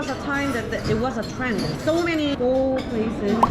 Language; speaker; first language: English; non-native, fluent; Korean